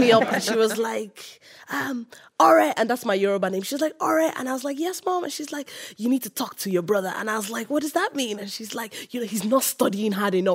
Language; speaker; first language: English; native; English